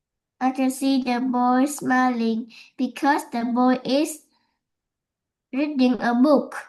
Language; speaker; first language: English; non-native, learner; Vietnamese